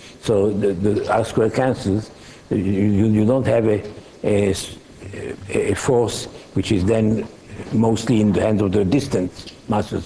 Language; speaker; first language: English; non-native, fluent; Hebrew